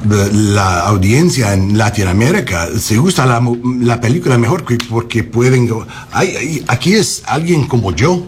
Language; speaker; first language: Spanish; non-native, learner; English